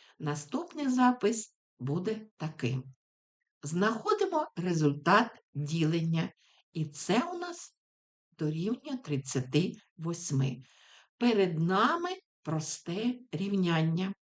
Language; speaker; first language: Ukrainian; native; Ukrainian